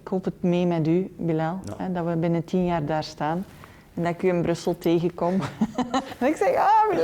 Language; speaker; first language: Dutch; native; Dutch